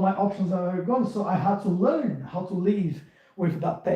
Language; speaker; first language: English; non-native, fluent; Portuguese